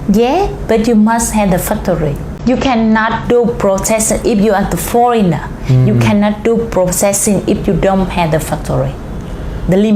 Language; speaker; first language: English; non-native, learner; Vietnamese